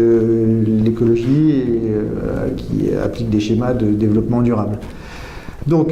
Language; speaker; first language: French; native; French